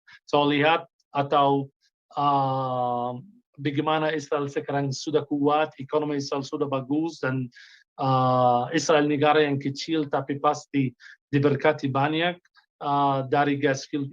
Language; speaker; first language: Indonesian; non-native, fluent; Hebrew